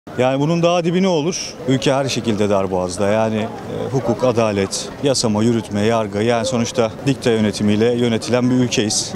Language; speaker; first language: Turkish; native; Turkish